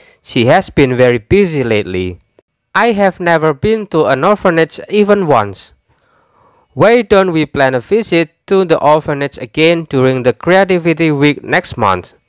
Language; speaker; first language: English; non-native, fluent; Indonesian